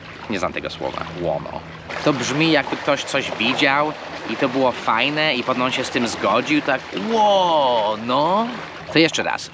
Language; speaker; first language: Polish; non-native, fluent; English